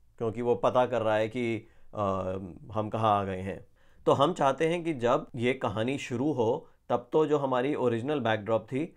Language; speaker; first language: Hindi; native; Hindi